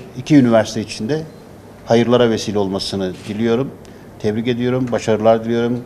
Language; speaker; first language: Turkish; native; Turkish